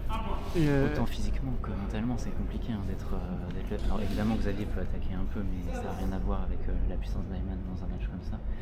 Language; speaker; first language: French; native; French